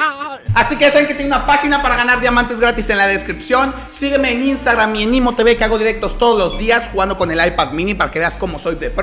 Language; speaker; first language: Spanish; native; Spanish